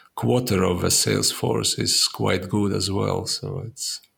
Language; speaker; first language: English; non-native, fluent; Estonian